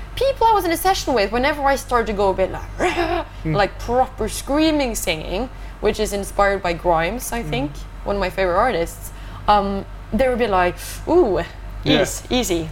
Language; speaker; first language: English; non-native, fluent; Norwegian